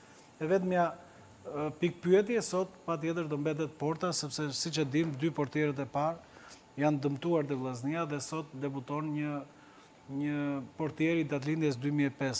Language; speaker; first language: Albanian; native; Albanian